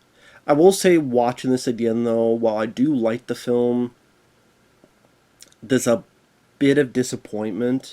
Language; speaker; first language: English; native; English